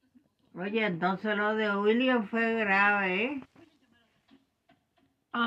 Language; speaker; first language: Spanish; native; Spanish